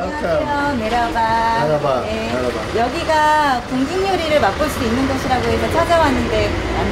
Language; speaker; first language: Korean; native; Korean